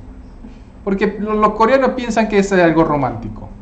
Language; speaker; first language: Spanish; non-native, fluent; Korean